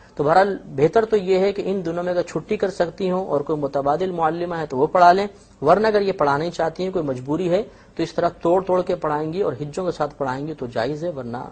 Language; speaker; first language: Urdu; native; Urdu